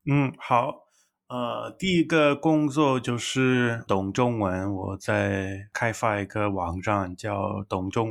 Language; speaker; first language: Chinese; non-native, learner; English